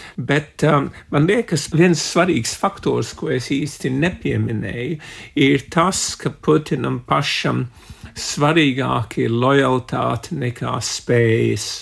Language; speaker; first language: Latvian; early bilingual, heritage; Latvian